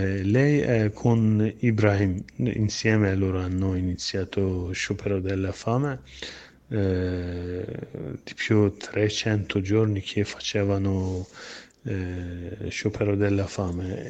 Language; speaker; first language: Italian; non-native, learner; Kurdish